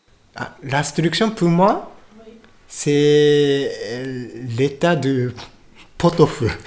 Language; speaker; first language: French; non-native, fluent; Japanese